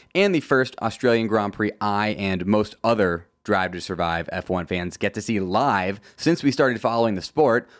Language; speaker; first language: English; native; English